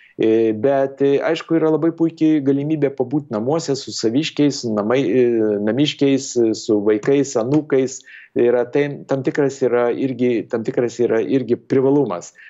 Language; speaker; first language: Lithuanian; native; Lithuanian